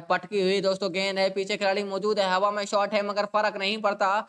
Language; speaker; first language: Hindi; native; Hindi